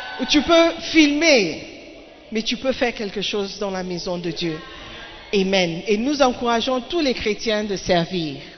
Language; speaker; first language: French; non-native, fluent; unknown